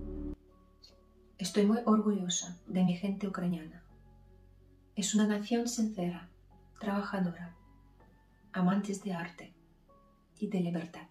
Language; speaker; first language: Spanish; non-native, fluent; Ukrainian